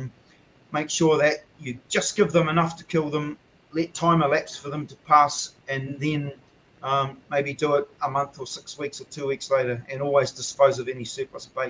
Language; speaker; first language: English; native; English